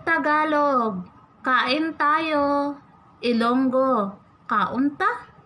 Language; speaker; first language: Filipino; non-native, local second language; Hiligaynon